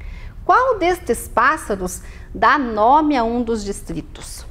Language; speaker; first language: Portuguese; native; Portuguese